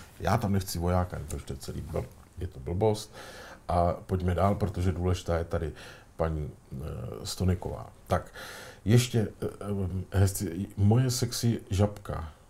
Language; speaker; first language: Czech; native; Czech